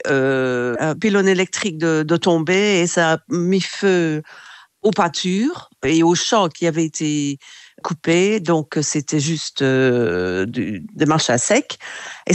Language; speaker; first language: French; native; French